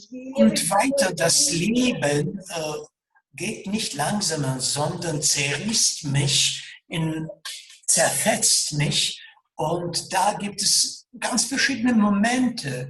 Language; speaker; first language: German; non-native, fluent; Russian